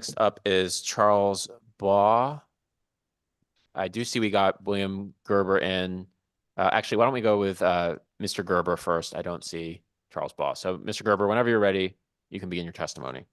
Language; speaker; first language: English; native; English